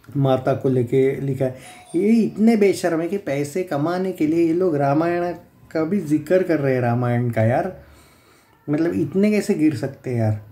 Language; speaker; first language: Hindi; non-native, local second language; Marathi